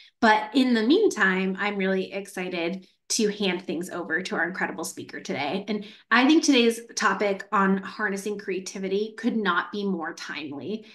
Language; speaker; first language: English; native; English